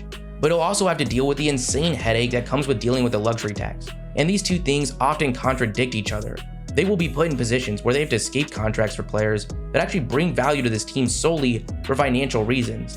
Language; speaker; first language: English; native; English